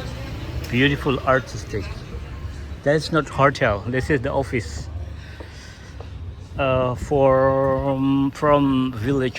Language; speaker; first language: English; non-native, learner; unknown